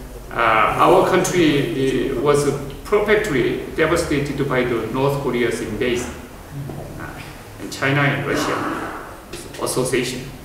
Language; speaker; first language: English; non-native, fluent; Korean